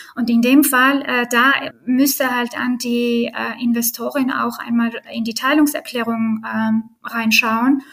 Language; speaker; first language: German; non-native, fluent; Armenian